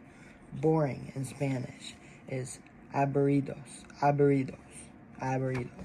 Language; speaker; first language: Spanish; non-native, learner; English